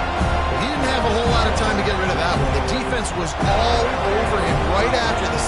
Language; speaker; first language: English; native; English